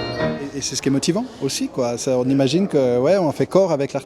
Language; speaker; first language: French; native; French